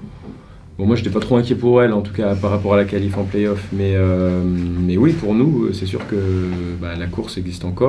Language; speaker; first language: French; native; French